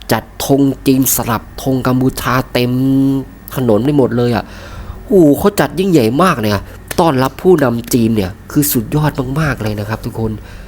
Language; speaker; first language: Thai; native; Thai